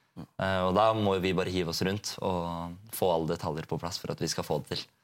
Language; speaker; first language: Norwegian; native; Norwegian